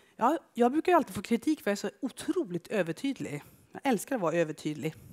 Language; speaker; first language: Swedish; native; Swedish